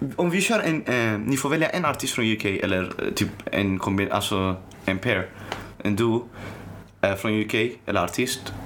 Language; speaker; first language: Swedish; early bilingual, other home language; Arabic